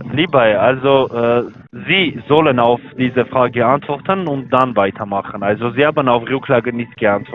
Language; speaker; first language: German; non-native, learner; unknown